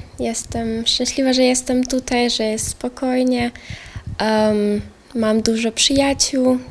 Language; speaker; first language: Polish; non-native, fluent; Russian